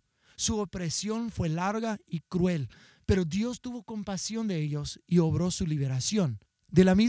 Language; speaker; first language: Spanish; non-native, fluent; English